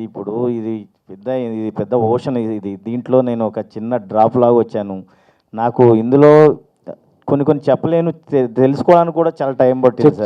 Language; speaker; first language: Telugu; native; Telugu